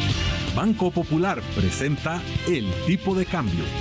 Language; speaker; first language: Spanish; native; Spanish